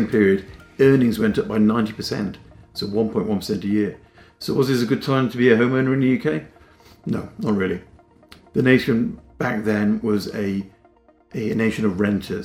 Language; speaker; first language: English; native; English